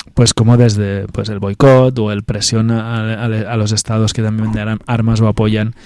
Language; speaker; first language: Spanish; non-native, local second language; Catalan